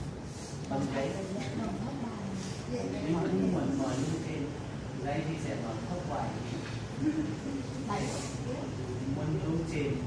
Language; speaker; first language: Vietnamese; non-native, learner; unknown